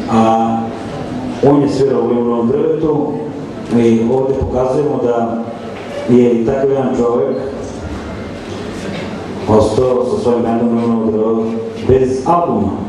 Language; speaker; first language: Serbian; native; Serbian